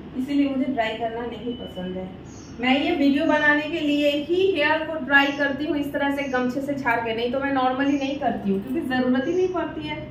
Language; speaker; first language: Hindi; non-native, local second language; Bangla